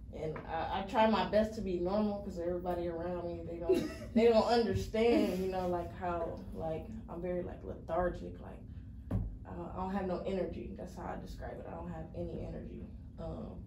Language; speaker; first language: English; native; English